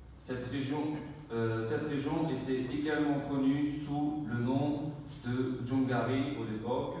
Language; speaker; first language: French; non-native, fluent; Uyghur